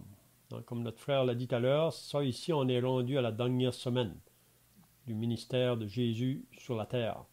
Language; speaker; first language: French; native; French